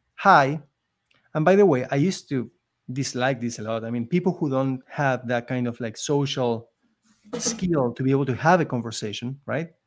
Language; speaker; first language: English; non-native, fluent; Spanish